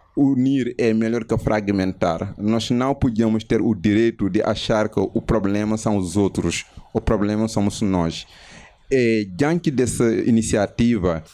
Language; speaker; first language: Portuguese; non-native, fluent; Wolof